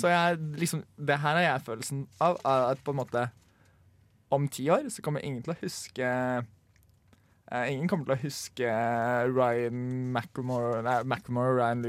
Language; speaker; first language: Norwegian; native; Norwegian